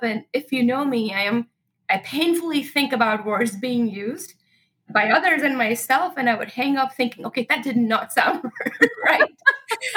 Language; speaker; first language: English; non-native, local second language; Marathi